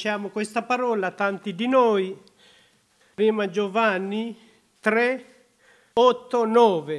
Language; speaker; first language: Italian; non-native, learner; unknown